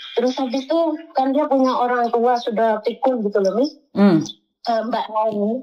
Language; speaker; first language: Indonesian; native; Indonesian